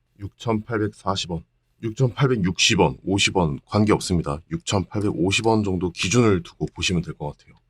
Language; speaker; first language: Korean; native; Korean